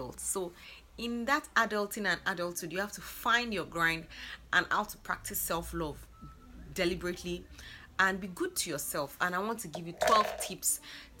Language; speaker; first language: English; non-native, local second language; Yoruba